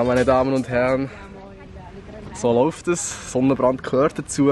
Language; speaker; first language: German; native; German